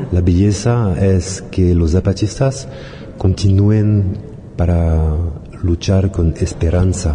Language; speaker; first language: Spanish; non-native, learner; French